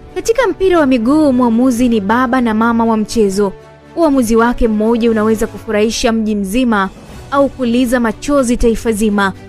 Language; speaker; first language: Swahili; native; Swahili